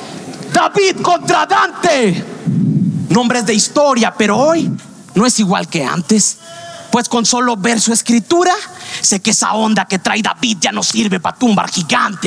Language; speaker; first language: Spanish; native; Spanish